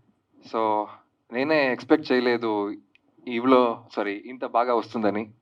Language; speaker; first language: Telugu; non-native, learner; Kannada